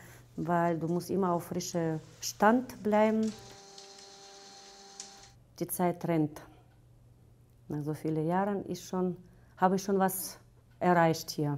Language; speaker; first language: German; non-native, fluent; Russian